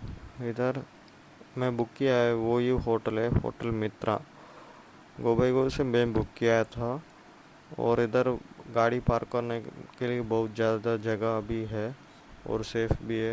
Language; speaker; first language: Hindi; non-native, local second language; Malayalam